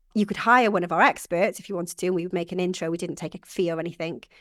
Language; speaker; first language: English; native; English